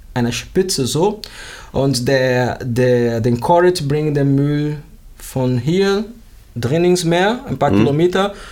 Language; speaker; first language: German; non-native, learner; Portuguese